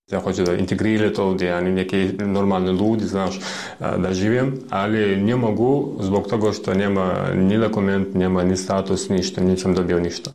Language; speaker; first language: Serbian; non-native, learner; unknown